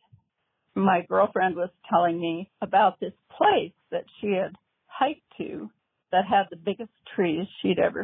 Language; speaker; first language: English; native; English